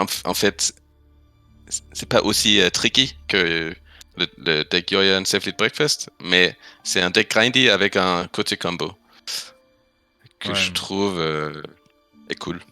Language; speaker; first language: French; non-native, fluent; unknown